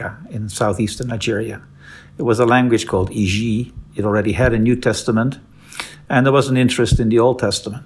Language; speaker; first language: English; non-native, fluent; Dutch